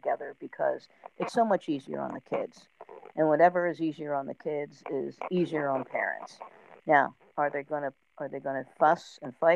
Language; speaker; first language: English; native; English